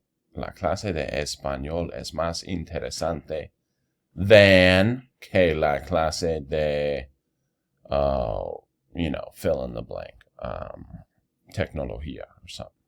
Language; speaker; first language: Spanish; non-native, fluent; English